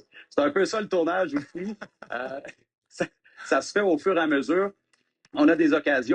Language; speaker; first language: French; native; French